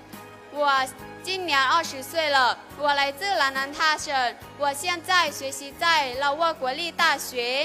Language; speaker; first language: Chinese; non-native, learner; Lao